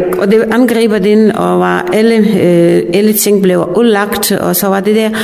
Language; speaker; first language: Danish; non-native, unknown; Pashto